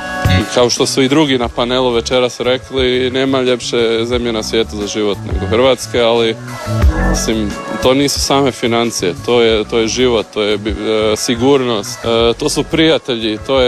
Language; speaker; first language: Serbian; early bilingual, heritage; Croatian